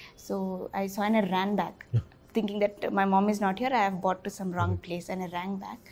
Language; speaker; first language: English; non-native, local second language; Bhojpuri